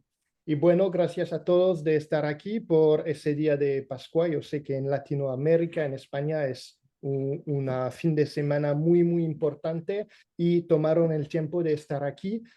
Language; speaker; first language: Spanish; non-native, fluent; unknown